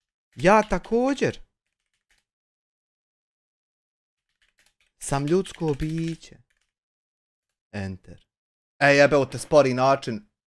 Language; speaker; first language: Bosnian; native; Bosnian